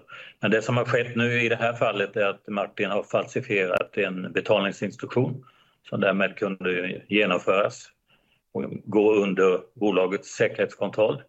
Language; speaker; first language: Swedish; native; Swedish